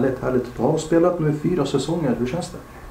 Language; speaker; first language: Swedish; native; Swedish